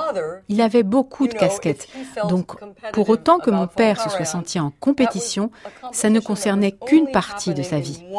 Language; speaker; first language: French; native; French